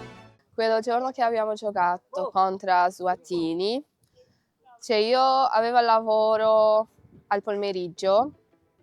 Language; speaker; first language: Italian; non-native, fluent; Kabuverdianu